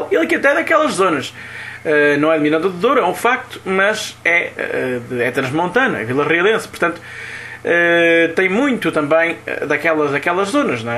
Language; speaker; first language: Portuguese; native; Portuguese